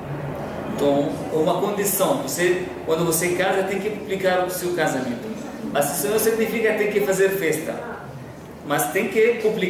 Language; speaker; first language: Portuguese; non-native, fluent; Arabic